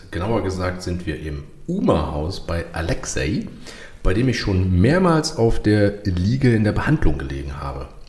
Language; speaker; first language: German; native; German